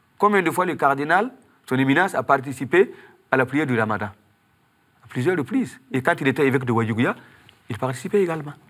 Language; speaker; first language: French; non-native, local second language; Mossi